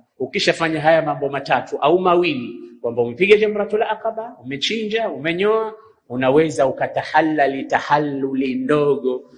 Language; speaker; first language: Swahili; native; Swahili